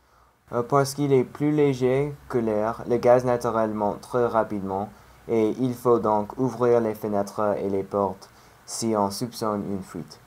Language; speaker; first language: French; non-native, learner; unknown